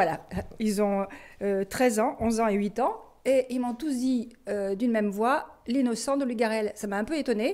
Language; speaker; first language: French; native; French